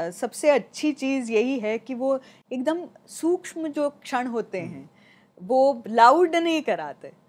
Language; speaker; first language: Hindi; non-native, local second language; Marathi